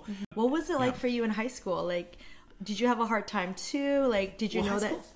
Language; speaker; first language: English; non-native, fluent; Korean